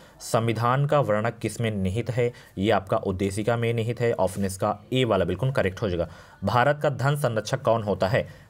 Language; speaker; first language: Hindi; native; Hindi